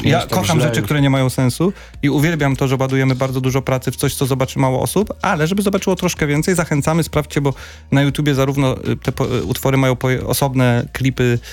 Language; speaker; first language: Polish; native; Polish